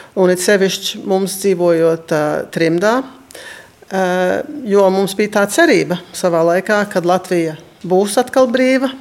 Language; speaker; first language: Latvian; early bilingual, heritage; Latvian